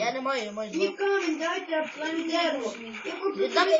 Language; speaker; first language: Ukrainian; native; Ukrainian